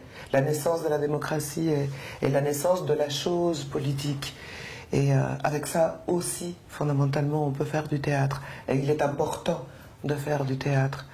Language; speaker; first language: French; non-native, fluent; Spanish